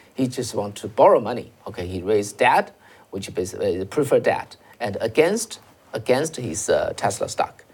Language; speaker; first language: English; non-native, fluent; Chinese